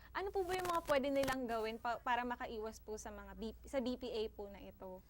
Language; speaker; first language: Filipino; native; Filipino